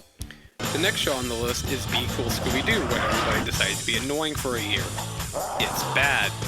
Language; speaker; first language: English; native; English